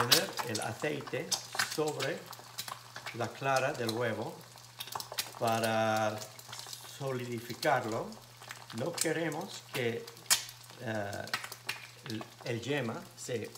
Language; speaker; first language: Spanish; non-native, fluent; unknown